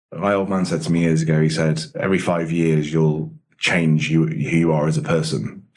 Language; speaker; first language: English; native; English